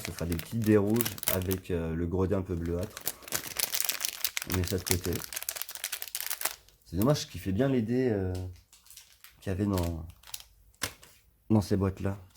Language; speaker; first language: French; native; French